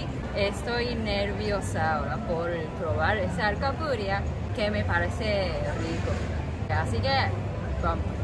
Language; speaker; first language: Spanish; non-native, learner; Japanese